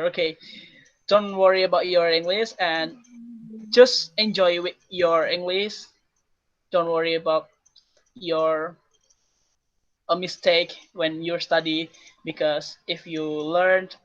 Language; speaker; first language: English; non-native, learner; Indonesian